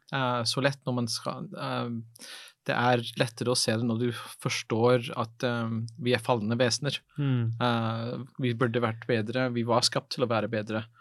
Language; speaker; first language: Norwegian; non-native, fluent; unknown